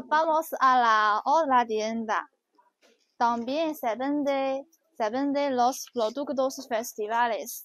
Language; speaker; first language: Spanish; non-native, learner; Chinese